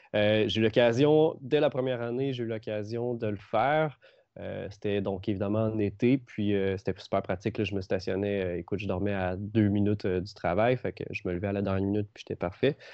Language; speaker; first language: French; native; French